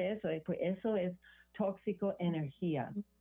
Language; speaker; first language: Spanish; non-native, learner; English